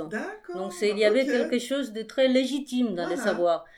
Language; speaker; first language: French; non-native, fluent; Spanish